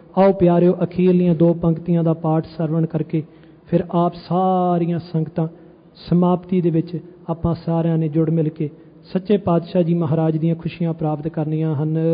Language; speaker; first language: Punjabi; early bilingual, heritage; Punjabi